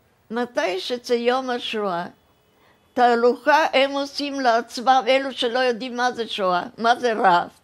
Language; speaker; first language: Hebrew; early bilingual, other home language; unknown